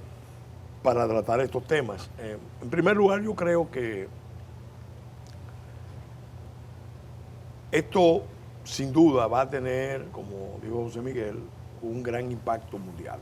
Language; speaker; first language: Spanish; native; Spanish